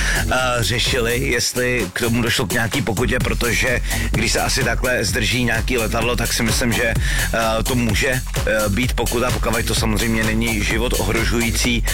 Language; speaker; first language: Czech; native; Czech